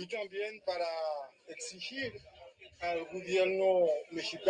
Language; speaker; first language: Spanish; non-native, fluent; Haitian Creole